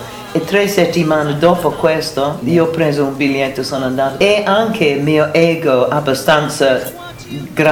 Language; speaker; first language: Italian; non-native, learner; English